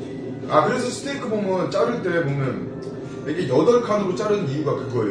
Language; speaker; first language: Korean; native; Korean